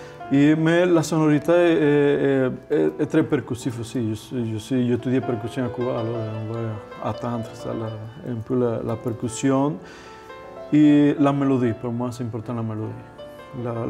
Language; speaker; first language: French; non-native, fluent; Spanish